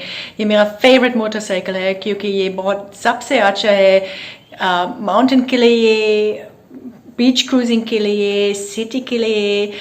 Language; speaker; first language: Hindi; non-native, learner; English